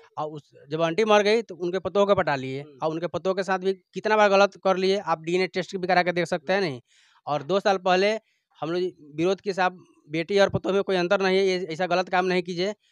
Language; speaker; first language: Hindi; native; Hindi